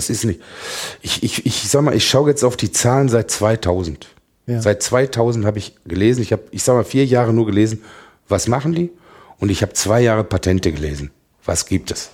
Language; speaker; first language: German; native; German